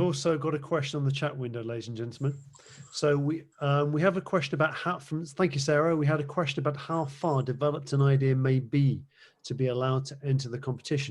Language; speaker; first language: English; native; English